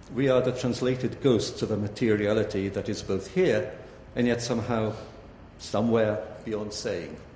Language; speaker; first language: English; early bilingual, other home language; Hungarian